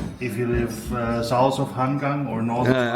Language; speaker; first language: English; non-native, fluent; German